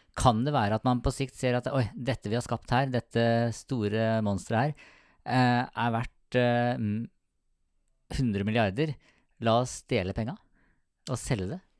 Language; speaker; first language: Norwegian; native; Norwegian